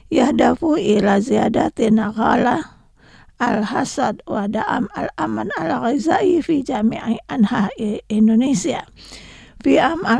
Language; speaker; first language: Arabic; non-native, fluent; Indonesian